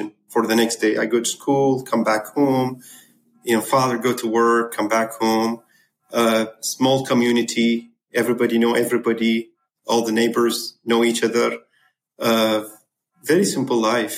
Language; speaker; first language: English; non-native, fluent; Arabic